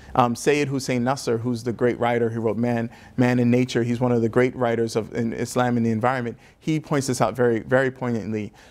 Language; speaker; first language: English; native; English